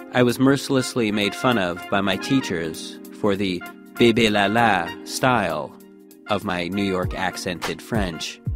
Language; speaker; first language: English; native; English